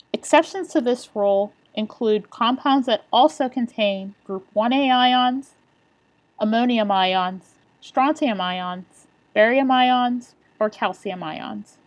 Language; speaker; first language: English; native; English